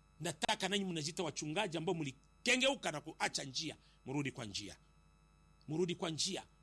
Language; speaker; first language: Swahili; native; Swahili